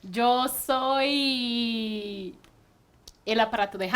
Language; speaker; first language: Spanish; non-native, fluent; Portuguese